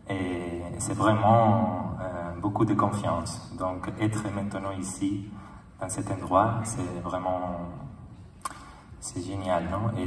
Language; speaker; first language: French; non-native, learner; Spanish